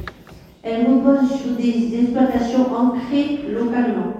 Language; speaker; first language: French; native; French